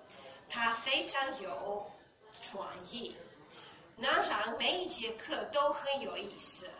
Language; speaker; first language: Chinese; non-native, learner; Bosnian